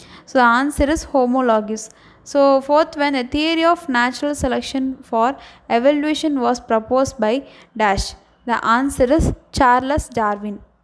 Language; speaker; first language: English; non-native, local second language; Tamil